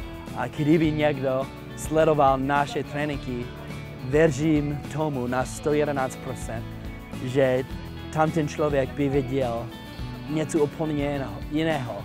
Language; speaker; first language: Czech; non-native, fluent; English